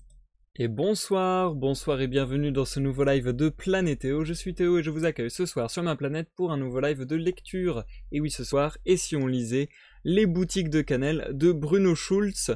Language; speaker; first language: French; native; French